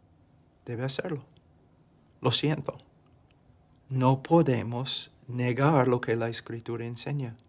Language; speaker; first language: Spanish; non-native, fluent; English